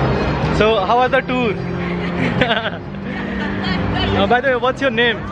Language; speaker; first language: English; non-native, local second language; Hindi